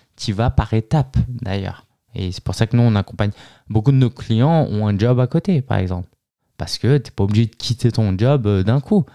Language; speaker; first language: French; native; French